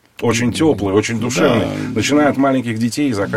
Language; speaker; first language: Russian; native; Russian